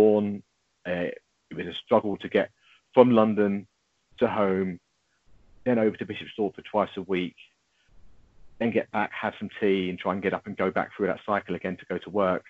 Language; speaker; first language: English; native; English